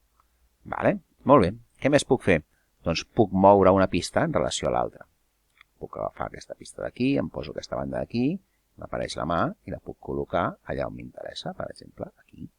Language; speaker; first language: Catalan; native; Catalan